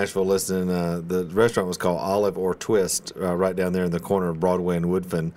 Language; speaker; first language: English; native; English